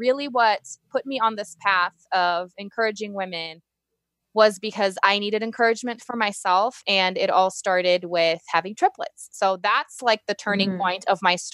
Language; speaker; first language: English; non-native, fluent; Portuguese